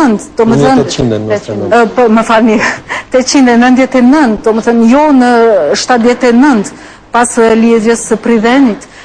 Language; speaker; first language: Albanian; non-native, fluent; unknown